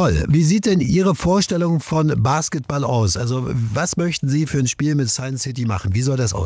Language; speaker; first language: German; native; German